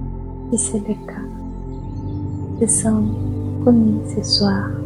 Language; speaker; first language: French; native; French